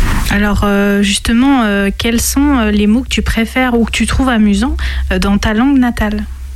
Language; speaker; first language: French; native; French